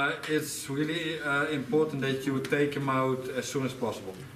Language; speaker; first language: English; non-native, fluent; Dutch